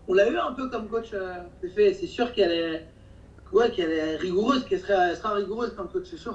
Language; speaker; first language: French; native; French